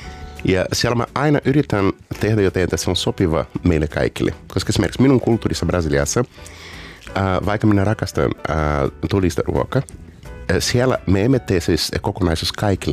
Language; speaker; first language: Finnish; non-native, fluent; Portuguese